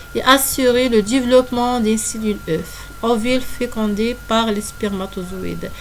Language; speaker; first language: French; non-native, local second language; Arabic